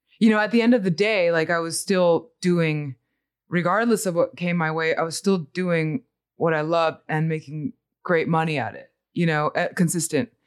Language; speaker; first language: English; early bilingual, other home language; Spanish